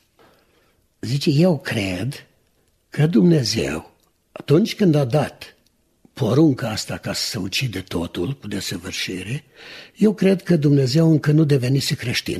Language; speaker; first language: Romanian; native; Romanian